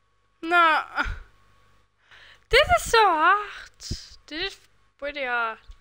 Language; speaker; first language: English; non-native, learner; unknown